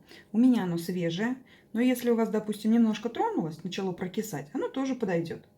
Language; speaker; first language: Russian; native; Russian